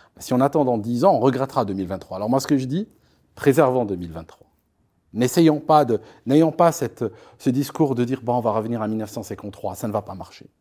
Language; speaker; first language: French; non-native, local second language; Arabic